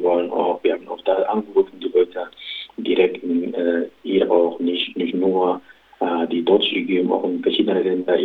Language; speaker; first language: German; non-native, local second language; Arabic